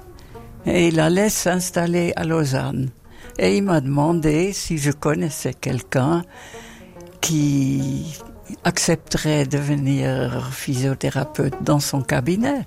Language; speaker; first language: French; non-native, fluent; Dutch